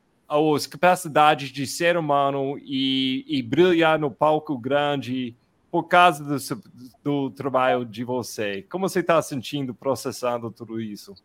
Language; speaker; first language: Portuguese; non-native, fluent; English